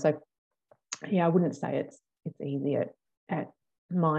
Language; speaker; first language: English; native; English